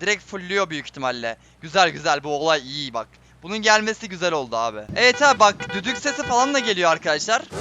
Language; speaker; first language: Turkish; native; Turkish